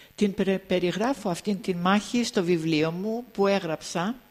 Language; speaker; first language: Greek; early bilingual, heritage; Greek